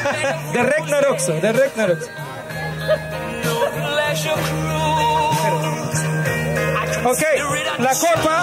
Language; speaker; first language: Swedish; non-native, fluent; Spanish